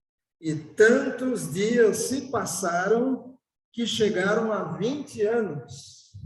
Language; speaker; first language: Portuguese; native; Portuguese